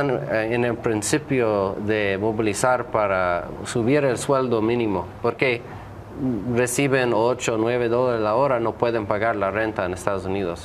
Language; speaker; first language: Spanish; non-native, fluent; English